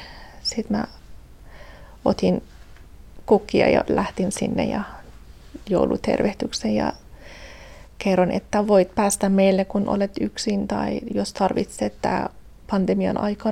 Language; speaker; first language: Finnish; non-native, fluent; Persian